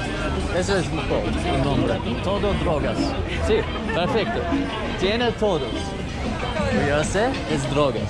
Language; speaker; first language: Spanish; non-native, learner; Swedish